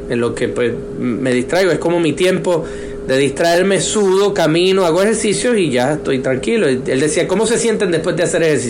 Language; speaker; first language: Spanish; native; Spanish